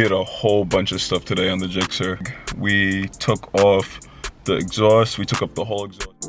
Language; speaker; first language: English; native; English